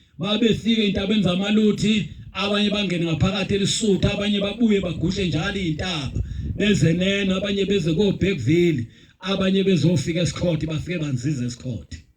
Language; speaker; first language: Zulu; native; Zulu